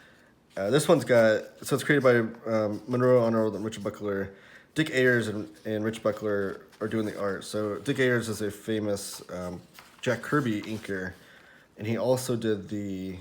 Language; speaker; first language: English; native; English